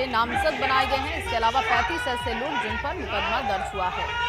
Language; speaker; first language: Hindi; native; Hindi